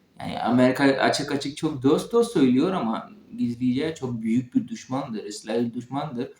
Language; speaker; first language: Turkish; non-native, learner; Urdu